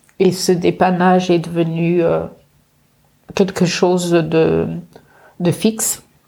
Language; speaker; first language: French; early bilingual, other home language; Portuguese